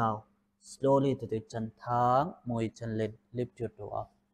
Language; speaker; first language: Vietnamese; non-native, learner; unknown